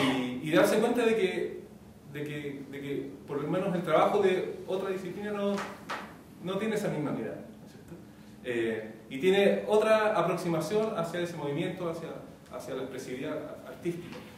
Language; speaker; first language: Spanish; native; Spanish